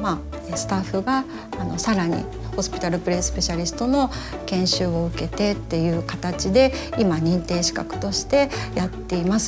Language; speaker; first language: Japanese; native; Japanese